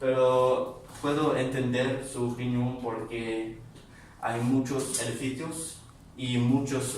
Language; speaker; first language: Spanish; non-native, learner; English